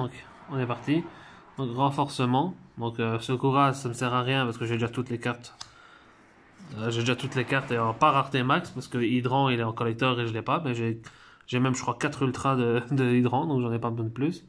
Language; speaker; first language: French; native; French